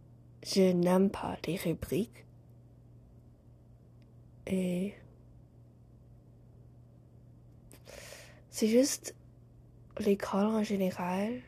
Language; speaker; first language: French; non-native, learner; English